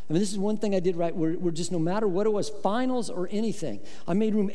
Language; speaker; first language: English; native; English